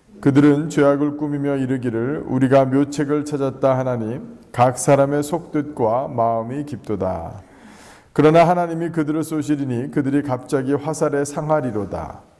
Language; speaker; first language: Korean; native; Korean